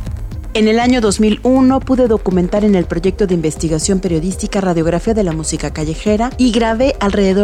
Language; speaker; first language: Spanish; native; Spanish